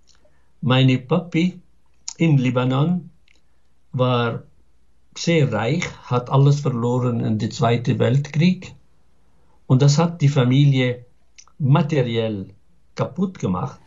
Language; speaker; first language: German; non-native, fluent; Arabic